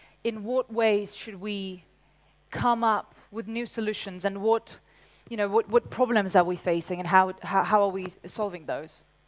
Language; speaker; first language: English; non-native, fluent; Ukrainian